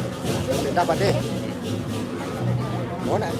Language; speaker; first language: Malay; non-native, local second language; Balinese